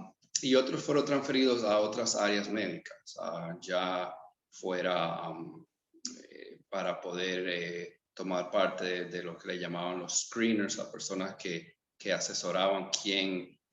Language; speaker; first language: Spanish; early bilingual, heritage; Spanish